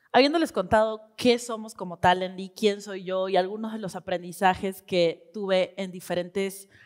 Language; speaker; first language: Spanish; native; Spanish